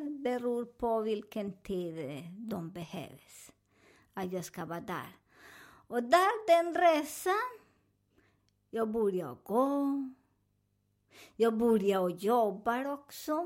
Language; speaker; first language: Swedish; non-native, learner; Spanish